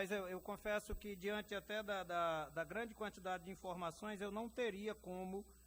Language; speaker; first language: Portuguese; native; Portuguese